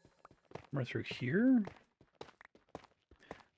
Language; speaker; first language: English; native; English